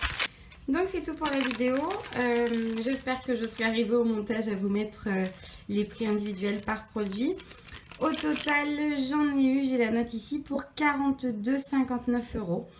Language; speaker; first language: French; native; French